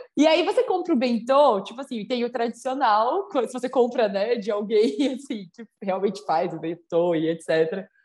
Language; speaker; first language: Portuguese; native; Portuguese